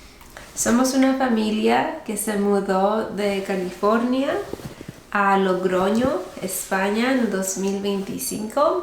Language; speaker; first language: Spanish; early bilingual, heritage; Spanish